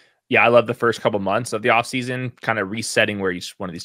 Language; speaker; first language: English; native; English